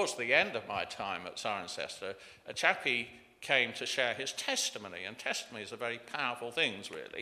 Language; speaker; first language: English; native; English